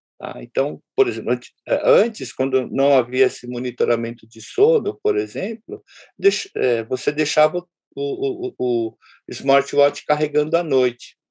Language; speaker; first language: Portuguese; early bilingual, other home language; Japanese